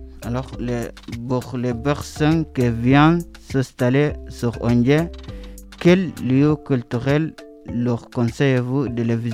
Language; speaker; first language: French; non-native, learner; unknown